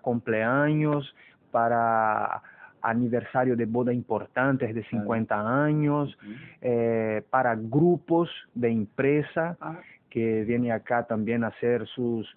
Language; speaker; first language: Spanish; non-native, fluent; Portuguese